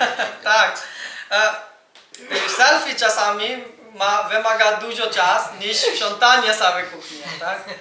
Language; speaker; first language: Polish; non-native, learner; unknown